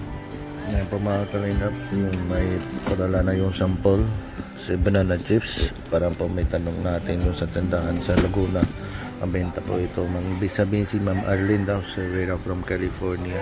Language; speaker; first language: Filipino; non-native, learner; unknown